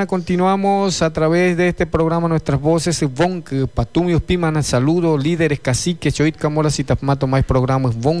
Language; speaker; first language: Spanish; native; Spanish